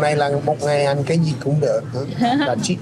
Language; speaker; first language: Vietnamese; non-native, learner; English